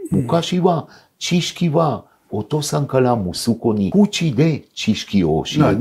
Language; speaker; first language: Japanese; non-native, fluent; Hebrew